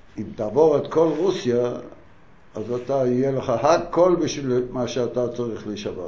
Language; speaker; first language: Hebrew; non-native, fluent; Yiddish